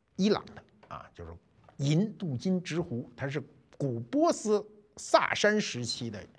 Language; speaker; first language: Chinese; native; Chinese